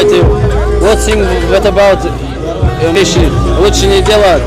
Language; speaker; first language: Russian; non-native, local second language; Tajik